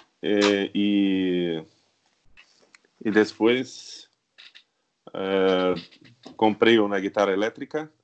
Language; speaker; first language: Spanish; non-native, learner; Portuguese